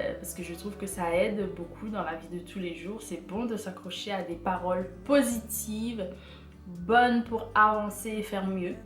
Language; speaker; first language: French; native; French